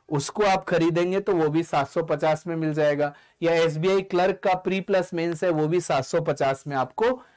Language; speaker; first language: Hindi; native; Hindi